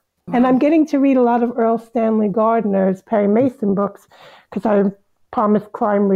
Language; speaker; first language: English; native; English